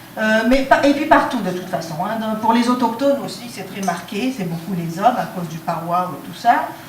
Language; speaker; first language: French; non-native, local second language; Arabic